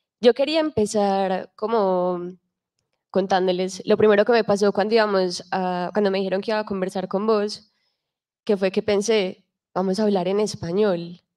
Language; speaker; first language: Spanish; native; Spanish